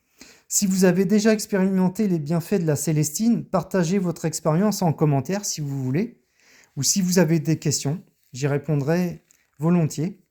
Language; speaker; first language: French; native; French